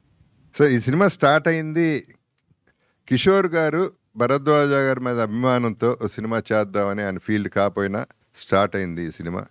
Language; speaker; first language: Telugu; native; Telugu